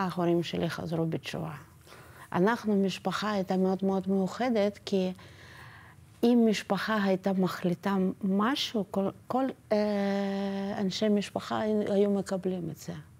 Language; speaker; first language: Hebrew; non-native, fluent; Russian